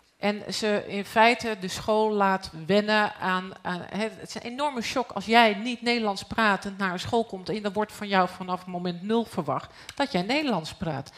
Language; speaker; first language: Dutch; native; Dutch